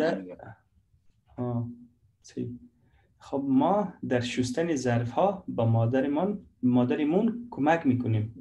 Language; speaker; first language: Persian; non-native, learner; Urdu